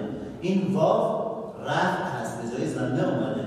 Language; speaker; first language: Persian; native; Persian